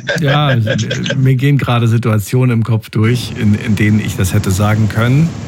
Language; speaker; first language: German; native; German